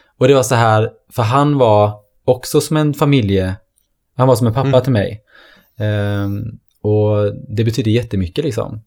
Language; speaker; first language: Swedish; early bilingual, other home language; Norwegian